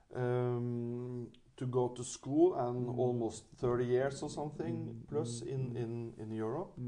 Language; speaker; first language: English; non-native, fluent; Norwegian